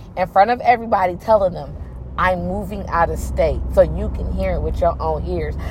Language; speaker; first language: English; native; English